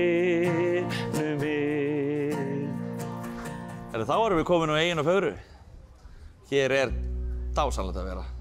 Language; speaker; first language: Icelandic; native; Icelandic